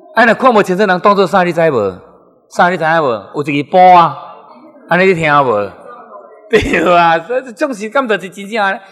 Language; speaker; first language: Min Nan Chinese; native; Min Nan Chinese